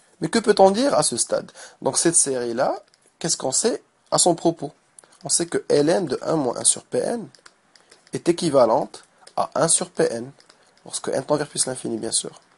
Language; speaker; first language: French; non-native, local second language; Arabic